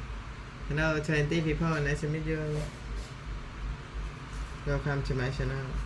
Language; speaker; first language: English; non-native, learner; Thai